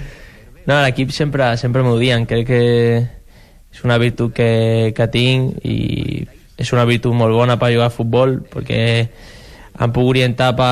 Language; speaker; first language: Catalan; non-native, local second language; Spanish